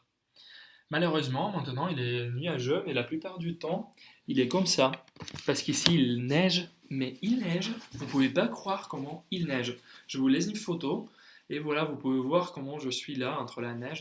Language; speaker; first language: French; non-native, fluent; Spanish